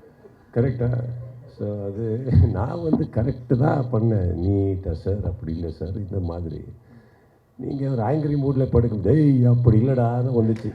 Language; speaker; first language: Tamil; non-native, local second language; Kannada